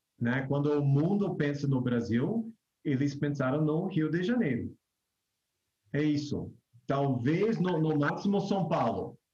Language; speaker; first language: Portuguese; non-native, fluent; English